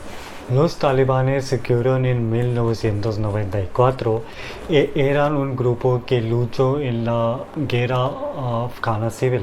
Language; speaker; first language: Spanish; non-native, learner; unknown